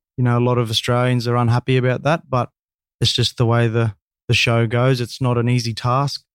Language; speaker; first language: English; native; English